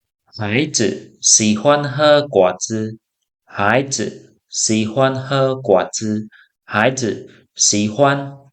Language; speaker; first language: Chinese; non-native, fluent; Khmer